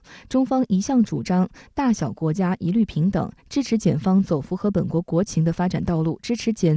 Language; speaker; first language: Chinese; native; Chinese